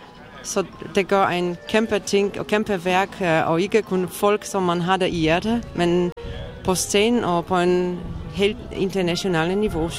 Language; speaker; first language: Danish; non-native, fluent; Polish